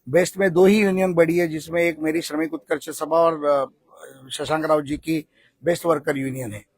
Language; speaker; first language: Hindi; non-native, local second language; Marathi